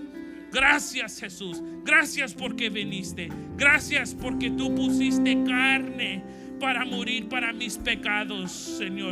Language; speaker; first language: Spanish; early bilingual, heritage; Spanish